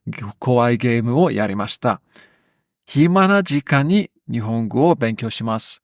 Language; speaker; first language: Japanese; non-native, learner; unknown